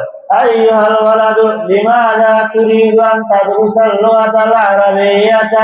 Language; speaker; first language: Arabic; non-native, learner; Bangla